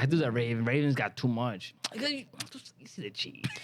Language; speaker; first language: English; early bilingual, other home language; Spanish